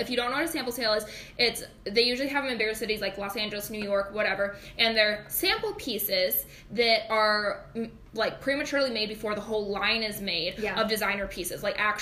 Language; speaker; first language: English; native; English